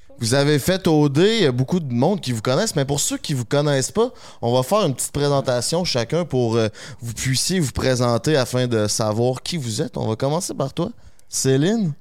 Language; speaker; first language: French; native; French